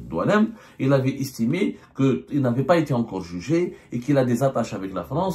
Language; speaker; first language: French; non-native, local second language; Arabic